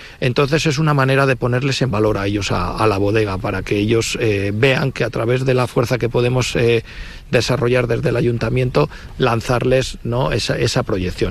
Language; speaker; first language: Spanish; native; Spanish